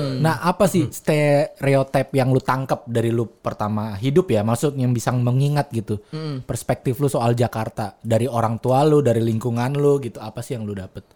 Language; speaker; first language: Indonesian; native; Indonesian